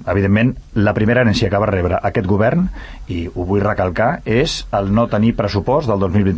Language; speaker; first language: Catalan; native; Catalan